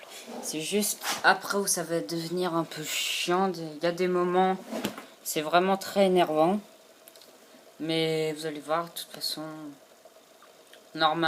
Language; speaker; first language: French; native; French